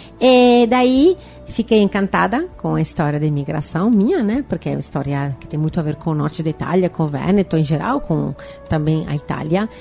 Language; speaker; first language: Portuguese; non-native, fluent; Italian